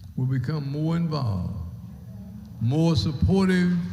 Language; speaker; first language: English; native; English